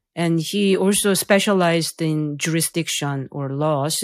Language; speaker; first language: English; non-native, fluent; Korean